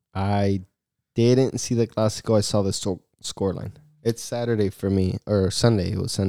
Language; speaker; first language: English; early bilingual, other home language; Spanish